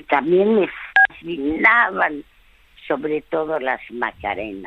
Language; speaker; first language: Spanish; early bilingual, other home language; French